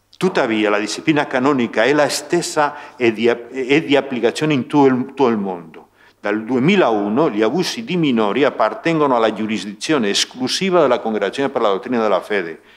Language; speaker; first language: Italian; non-native, fluent; Spanish